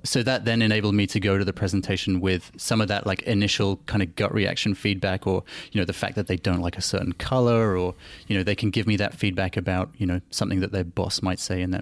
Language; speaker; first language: English; native; English